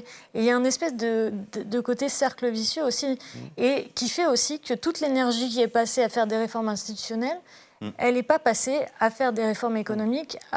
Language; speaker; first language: French; native; French